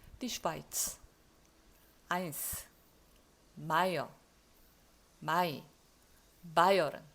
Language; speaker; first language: German; non-native, fluent; Korean